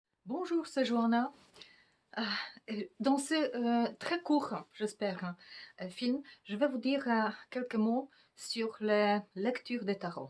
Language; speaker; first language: French; non-native, fluent; Polish